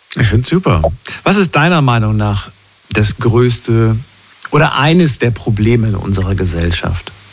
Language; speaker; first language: German; native; German